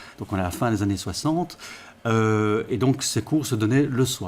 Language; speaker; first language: French; native; French